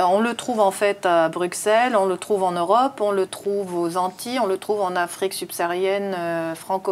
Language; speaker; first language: French; native; French